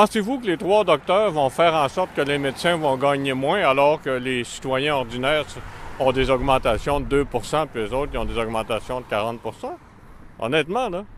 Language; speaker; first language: French; native; French